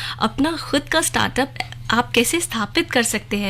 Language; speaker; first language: Hindi; native; Hindi